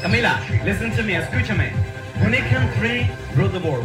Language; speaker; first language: English; non-native, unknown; Spanish